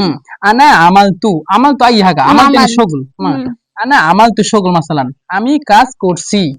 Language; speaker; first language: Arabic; non-native, learner; Bangla